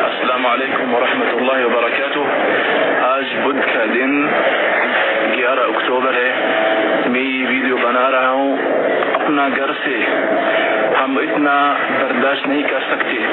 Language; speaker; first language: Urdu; non-native, fluent; Arabic